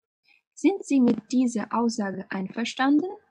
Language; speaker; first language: German; non-native, fluent; Russian